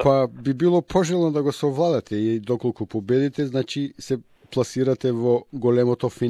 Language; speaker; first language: Macedonian; native; Macedonian